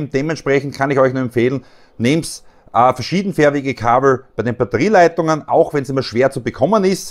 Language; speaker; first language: German; native; German